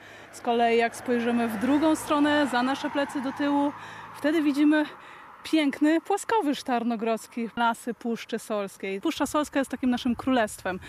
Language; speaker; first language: Polish; native; Polish